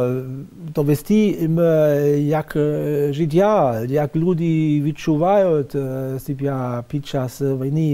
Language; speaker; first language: Ukrainian; non-native, fluent; German